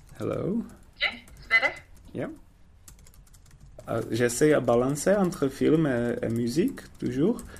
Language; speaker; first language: French; non-native, learner; Czech